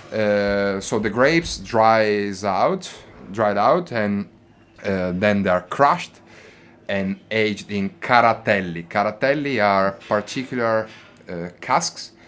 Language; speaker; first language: English; non-native, fluent; Italian